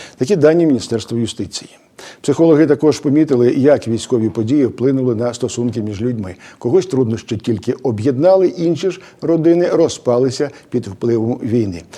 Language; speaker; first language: Ukrainian; native; Ukrainian